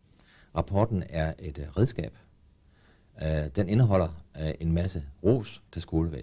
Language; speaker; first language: Danish; native; Danish